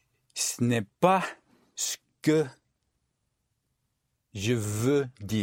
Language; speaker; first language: French; non-native, learner; English